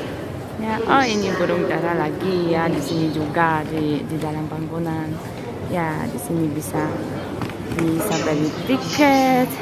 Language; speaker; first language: Indonesian; non-native, fluent; Polish